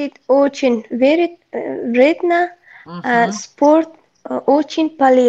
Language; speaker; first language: Russian; non-native, learner; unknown